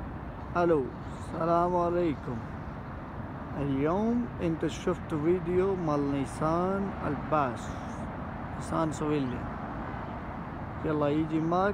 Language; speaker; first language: Arabic; non-native, learner; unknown